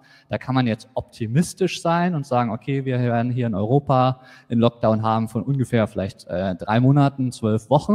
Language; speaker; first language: German; native; German